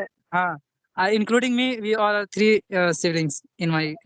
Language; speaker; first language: English; non-native, learner; Hindi